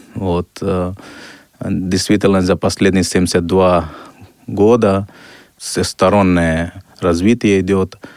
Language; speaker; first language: Russian; non-native, fluent; Hindi